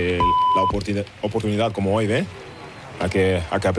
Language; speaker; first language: Spanish; non-native, fluent; German